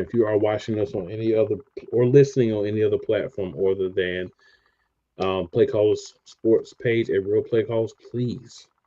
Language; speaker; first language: English; native; English